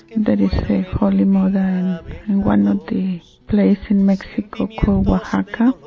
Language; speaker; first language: English; non-native, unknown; Spanish